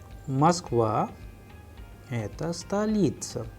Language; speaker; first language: Russian; non-native, fluent; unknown